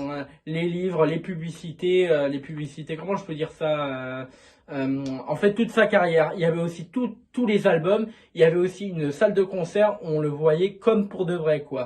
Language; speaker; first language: French; native; French